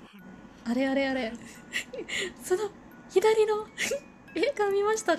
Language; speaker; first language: Japanese; non-native, learner; Thai